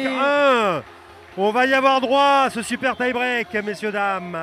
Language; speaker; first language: French; native; French